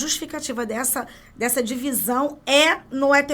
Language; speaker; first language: Portuguese; native; Portuguese